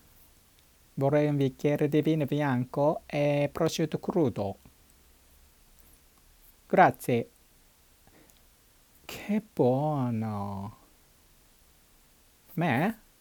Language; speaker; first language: Italian; non-native, learner; Japanese